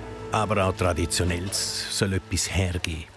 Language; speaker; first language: German; native; German